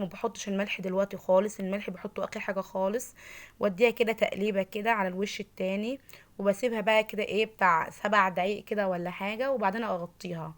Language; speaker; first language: Arabic; native; Arabic